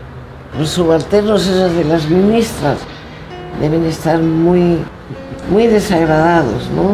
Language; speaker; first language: Spanish; native; Spanish